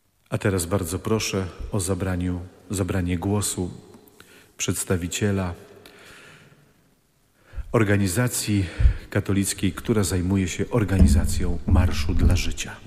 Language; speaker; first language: Polish; native; Polish